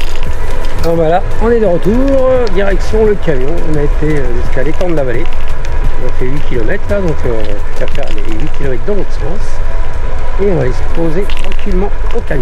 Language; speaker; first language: French; native; French